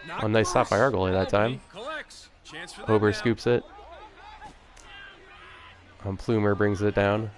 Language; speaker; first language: English; native; English